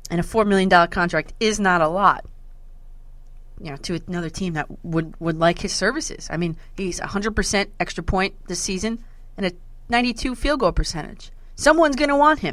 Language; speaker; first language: English; native; English